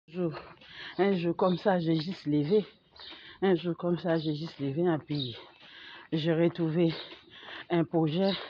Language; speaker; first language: French; non-native, fluent; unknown